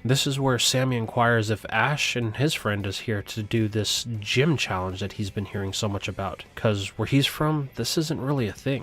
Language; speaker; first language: English; native; English